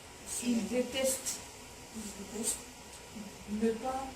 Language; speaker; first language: French; non-native, fluent; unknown